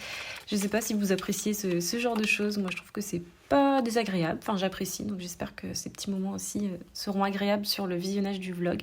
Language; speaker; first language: French; native; French